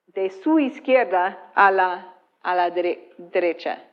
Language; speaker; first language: Spanish; non-native, fluent; English